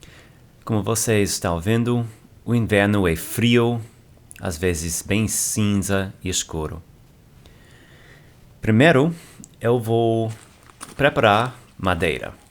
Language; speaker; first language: Portuguese; non-native, fluent; English